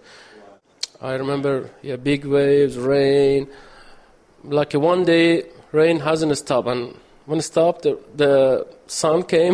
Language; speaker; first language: English; non-native, learner; Persian